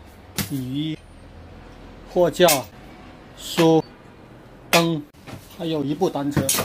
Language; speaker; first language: Chinese; non-native, local second language; Cantonese